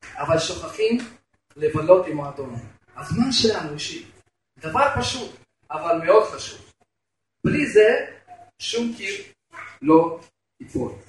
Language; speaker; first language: Hebrew; non-native, fluent; Russian